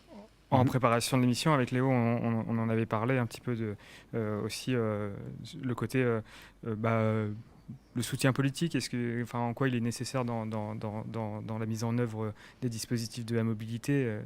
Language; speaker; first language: French; native; French